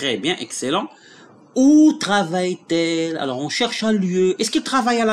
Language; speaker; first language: French; non-native, local second language; Arabic